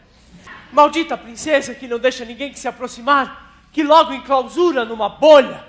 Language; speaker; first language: Portuguese; native; Portuguese